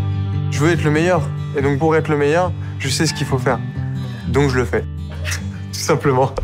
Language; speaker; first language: French; native; French